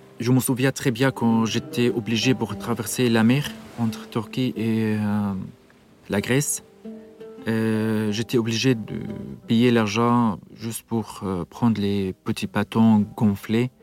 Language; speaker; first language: French; non-native, learner; Arabic